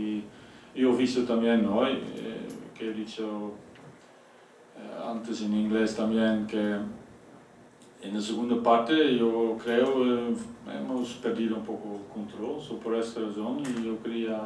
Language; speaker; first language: Spanish; non-native, fluent; Dutch